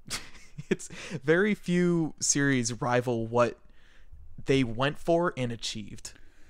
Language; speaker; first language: English; native; English